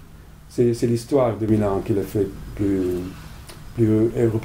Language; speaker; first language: French; non-native, fluent; Italian